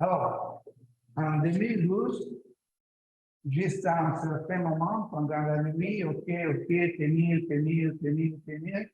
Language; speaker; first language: French; non-native, learner; Italian